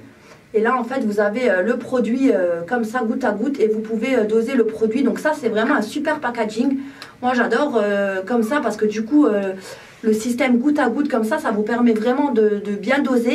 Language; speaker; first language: French; native; French